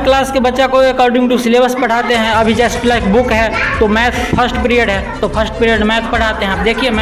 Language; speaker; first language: Hindi; non-native, local second language; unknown